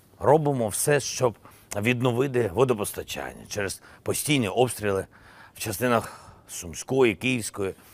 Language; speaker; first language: Ukrainian; non-native, local second language; Russian